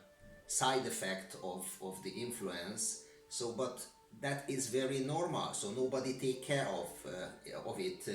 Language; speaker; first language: English; non-native, learner; Hungarian